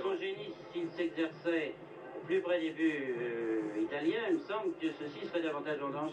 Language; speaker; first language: French; native; French